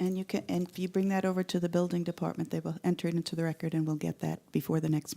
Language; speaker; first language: English; native; English